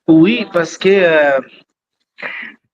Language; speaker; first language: French; non-native, local second language; Tamasheq